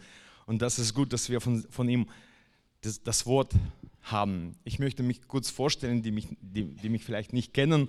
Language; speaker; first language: German; non-native, fluent; Russian